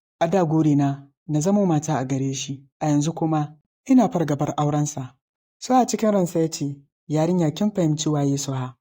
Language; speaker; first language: Hausa; native; Hausa